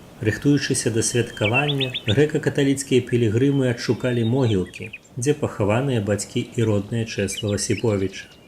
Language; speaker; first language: Belarusian; native; Belarusian